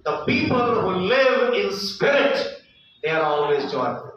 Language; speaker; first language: English; non-native, local second language; Hindi